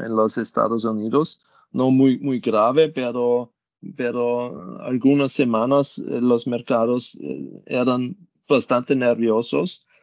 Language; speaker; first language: Spanish; non-native, learner; German